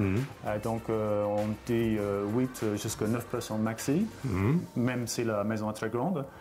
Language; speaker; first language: French; non-native, fluent; English